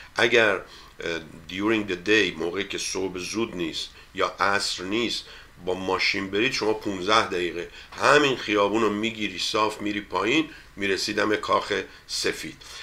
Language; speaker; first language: Persian; native; Persian